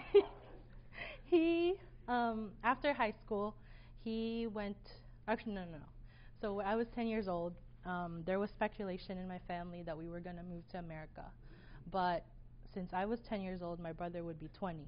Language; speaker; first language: English; early bilingual, other home language; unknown